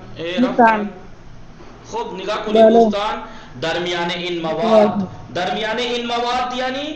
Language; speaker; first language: Persian; non-native, fluent; Urdu